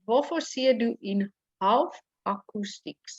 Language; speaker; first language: Danish; non-native, learner; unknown